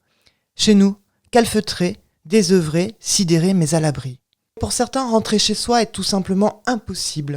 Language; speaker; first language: French; native; French